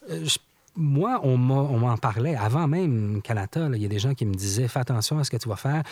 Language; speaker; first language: French; native; French